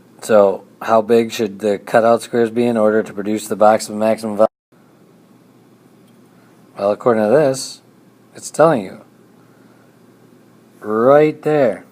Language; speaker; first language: English; native; English